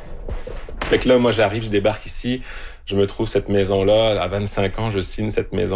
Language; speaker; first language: French; native; French